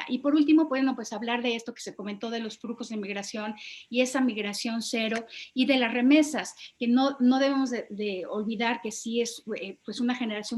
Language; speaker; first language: Spanish; native; Spanish